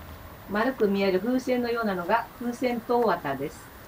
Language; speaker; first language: Japanese; native; Japanese